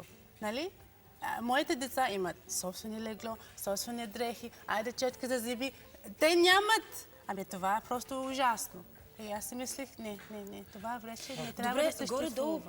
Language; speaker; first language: Bulgarian; non-native, learner; English